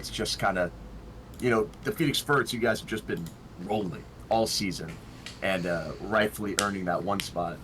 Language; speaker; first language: English; native; English